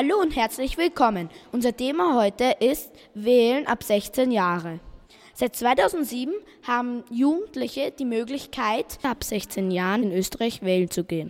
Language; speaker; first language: German; native; German